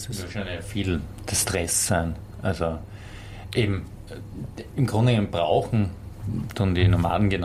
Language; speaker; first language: German; native; German